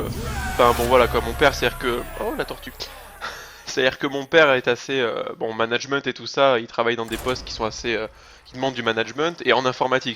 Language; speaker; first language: French; native; French